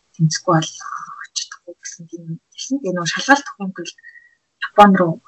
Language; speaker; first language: Mongolian; native; Mongolian